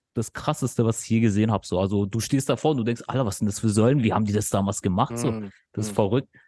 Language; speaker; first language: German; early bilingual, other home language; Turkish